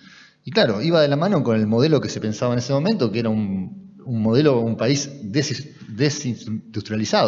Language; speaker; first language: Spanish; native; Spanish